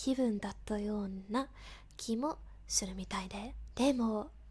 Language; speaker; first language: Japanese; non-native, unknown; English